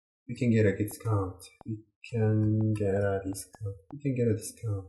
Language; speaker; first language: English; non-native, learner; Korean